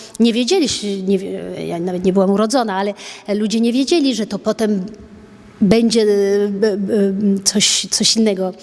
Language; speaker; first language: Polish; early bilingual, heritage; French